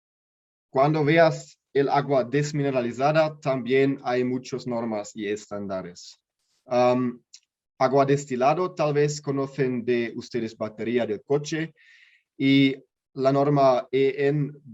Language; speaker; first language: Spanish; non-native, learner; German